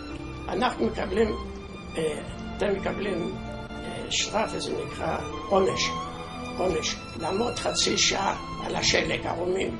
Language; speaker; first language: Hebrew; non-native, fluent; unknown